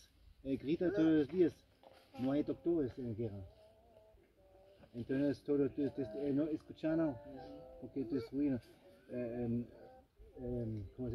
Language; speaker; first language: Spanish; non-native, learner; German